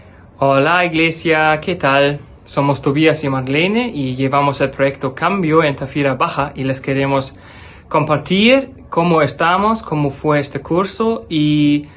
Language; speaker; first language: Spanish; non-native, fluent; German